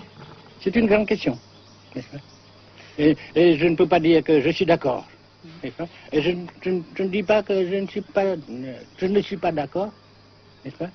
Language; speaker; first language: French; non-native, local second language; Vietnamese